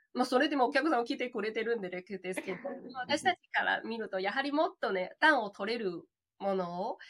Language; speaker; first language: Japanese; non-native, fluent; Chinese